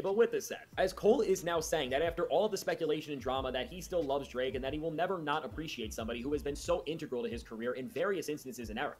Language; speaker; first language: English; native; English